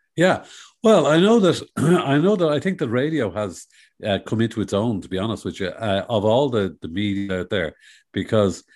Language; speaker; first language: English; native; English